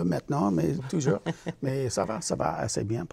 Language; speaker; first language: French; non-native, learner; English